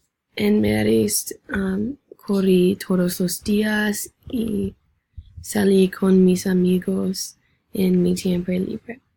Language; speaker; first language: Spanish; non-native, learner; English